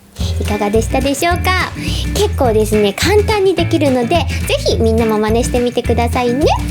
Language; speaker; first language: Japanese; native; Japanese